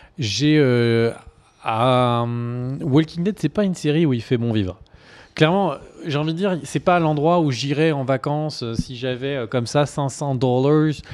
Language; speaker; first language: French; native; French